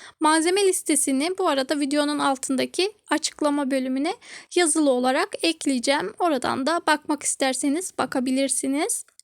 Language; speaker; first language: Turkish; native; Turkish